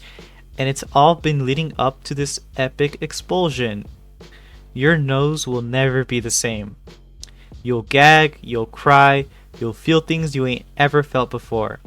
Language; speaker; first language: English; native; English